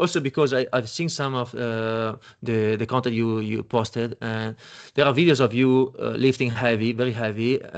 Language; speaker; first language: English; non-native, fluent; Italian